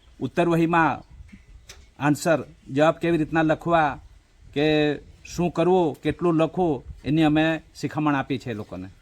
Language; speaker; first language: Gujarati; non-native, local second language; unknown